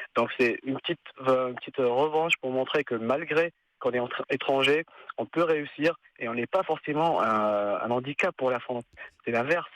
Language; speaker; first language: French; non-native, local second language; Arabic